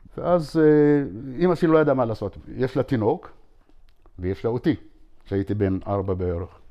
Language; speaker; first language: Hebrew; non-native, local second language; Arabic